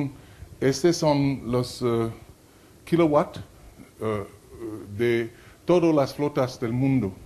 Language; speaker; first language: Spanish; non-native, fluent; French